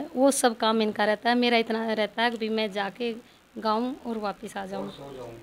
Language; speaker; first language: Hindi; native; Hindi